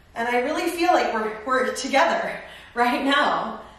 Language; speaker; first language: English; native; English